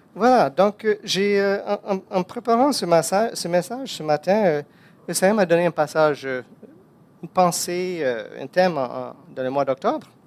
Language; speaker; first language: French; non-native, fluent; English